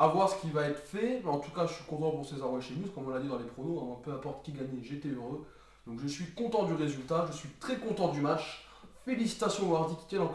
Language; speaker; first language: French; native; French